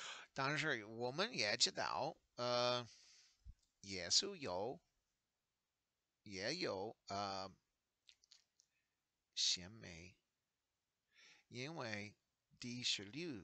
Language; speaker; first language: Chinese; non-native, learner; English